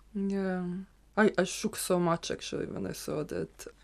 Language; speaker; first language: English; non-native, fluent; Serbian